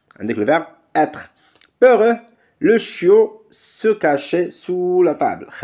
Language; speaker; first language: French; non-native, local second language; Arabic